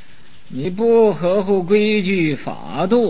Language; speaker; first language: Chinese; native; Chinese